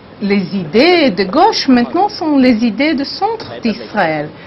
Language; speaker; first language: French; non-native, learner; Hebrew